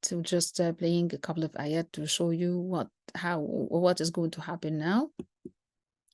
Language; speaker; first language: English; non-native, fluent; Arabic